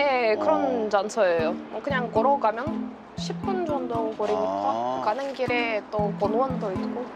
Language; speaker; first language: Korean; non-native, fluent; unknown